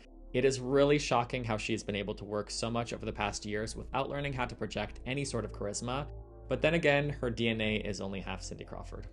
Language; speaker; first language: English; native; English